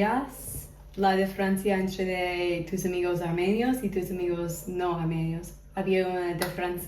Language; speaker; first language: Spanish; non-native, fluent; English